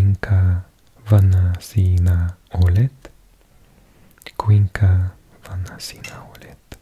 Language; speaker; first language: Finnish; non-native, learner; English